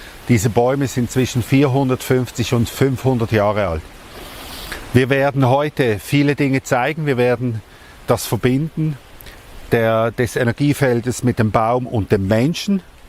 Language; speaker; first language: German; native; German